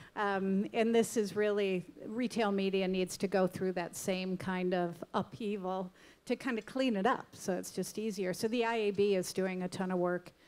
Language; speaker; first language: English; native; English